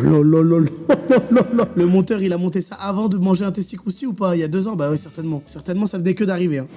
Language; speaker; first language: French; native; French